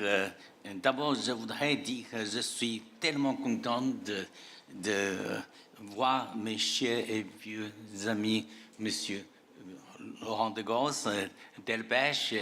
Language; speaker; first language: French; non-native, fluent; Chinese